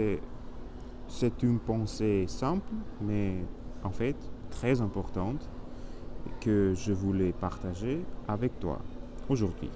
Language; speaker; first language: French; non-native, learner; Spanish